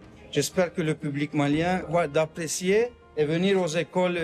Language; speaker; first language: French; non-native, learner; Turkish